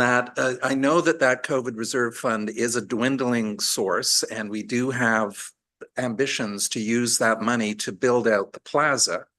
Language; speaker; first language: English; native; English